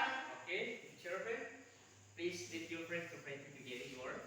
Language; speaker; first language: English; non-native, learner; Indonesian